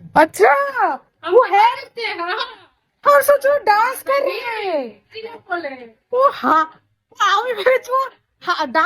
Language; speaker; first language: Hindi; non-native, local second language; Bangla